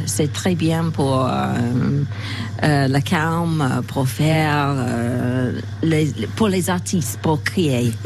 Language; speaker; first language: French; non-native, learner; English